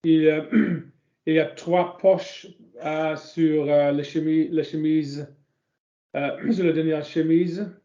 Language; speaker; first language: French; non-native, learner; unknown